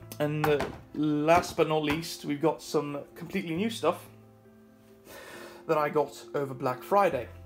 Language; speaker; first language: English; non-native, fluent; Swedish